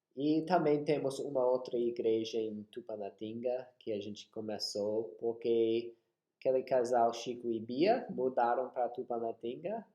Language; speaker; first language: Portuguese; non-native, fluent; English